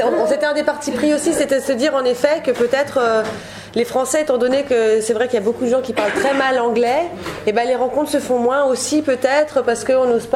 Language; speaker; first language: French; native; French